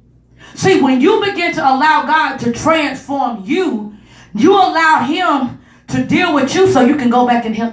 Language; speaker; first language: English; native; English